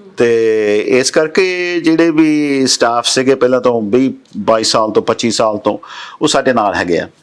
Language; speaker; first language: Punjabi; native; Punjabi